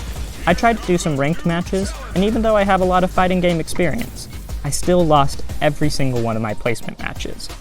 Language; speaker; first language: English; native; English